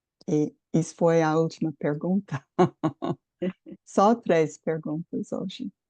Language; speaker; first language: Portuguese; non-native, fluent; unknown